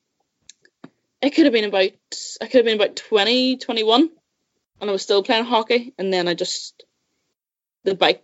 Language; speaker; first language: English; native; English